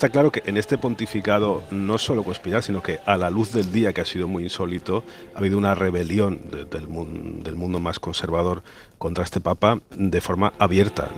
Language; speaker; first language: Spanish; native; Spanish